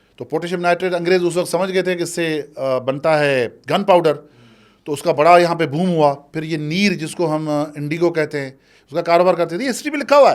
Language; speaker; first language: Urdu; non-native, local second language; Sindhi